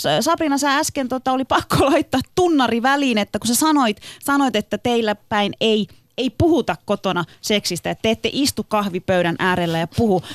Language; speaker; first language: Finnish; early bilingual, other home language; Turkish